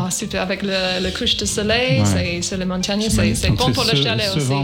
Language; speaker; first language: French; non-native, learner; English